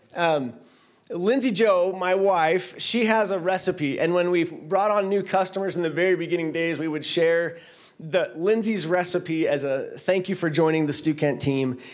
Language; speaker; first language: English; native; English